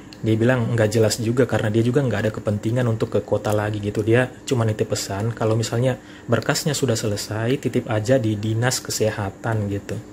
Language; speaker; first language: Indonesian; native; Indonesian